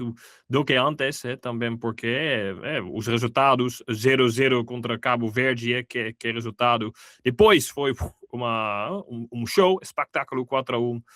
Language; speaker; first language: Portuguese; non-native, fluent; Dutch